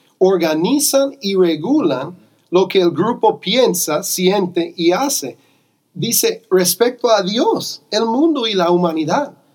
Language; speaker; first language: Spanish; non-native, fluent; English